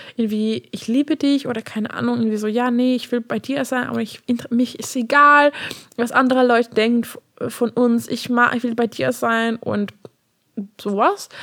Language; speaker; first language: German; non-native, fluent; Hungarian